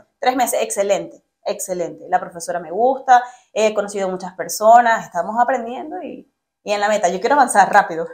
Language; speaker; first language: Spanish; native; Spanish